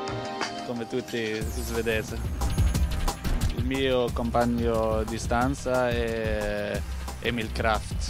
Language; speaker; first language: Italian; non-native, learner; Swedish